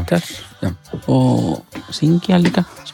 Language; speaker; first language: Icelandic; non-native, learner; Spanish